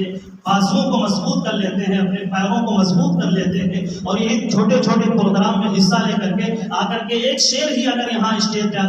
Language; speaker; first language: Urdu; native; Urdu